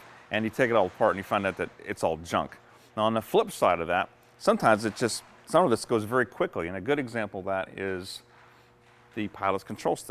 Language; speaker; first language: English; native; English